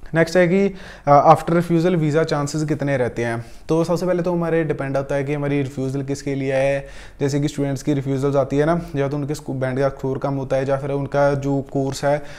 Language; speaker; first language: Hindi; non-native, local second language; Punjabi